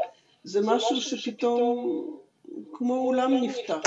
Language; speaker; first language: Hebrew; non-native, fluent; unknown